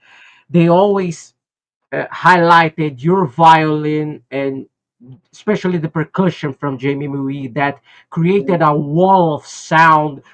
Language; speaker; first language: English; non-native, fluent; Portuguese